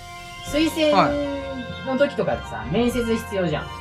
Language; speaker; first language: Japanese; native; Japanese